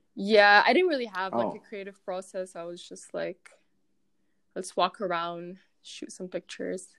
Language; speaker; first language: English; non-native, fluent; Arabic